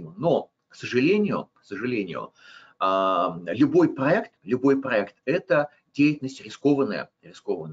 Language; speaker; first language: Russian; native; Russian